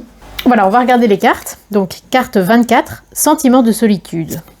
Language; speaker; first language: French; native; French